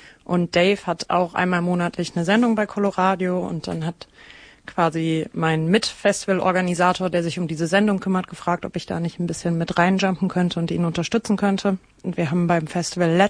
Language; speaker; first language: German; native; German